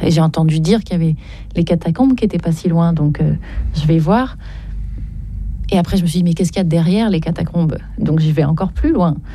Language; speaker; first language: French; native; French